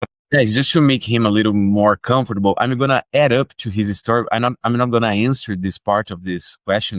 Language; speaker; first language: English; non-native, fluent; Portuguese